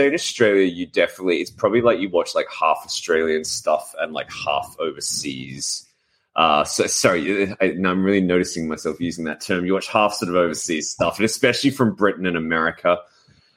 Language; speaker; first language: English; native; English